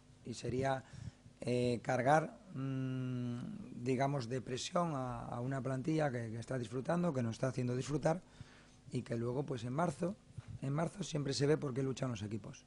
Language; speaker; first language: Spanish; native; Spanish